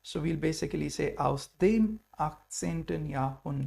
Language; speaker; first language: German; non-native, fluent; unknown